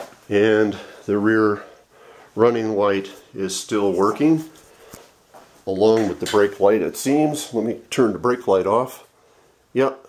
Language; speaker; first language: English; native; English